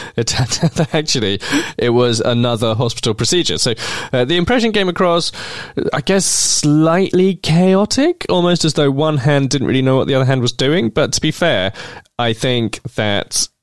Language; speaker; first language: English; native; English